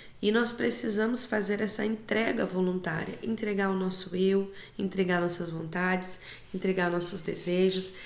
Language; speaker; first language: Portuguese; native; Portuguese